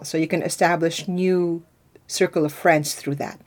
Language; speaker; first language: English; non-native, local second language; Filipino